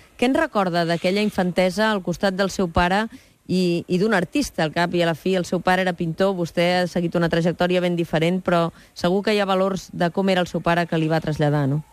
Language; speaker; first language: Catalan; native; Catalan